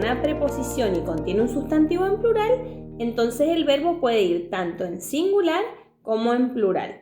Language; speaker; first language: Spanish; native; Spanish